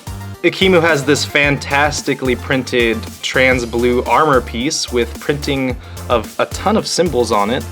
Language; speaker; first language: English; native; English